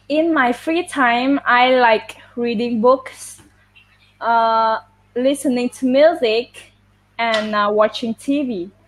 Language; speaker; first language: English; non-native, learner; Vietnamese